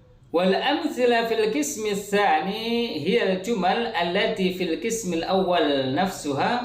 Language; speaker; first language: Arabic; non-native, fluent; Indonesian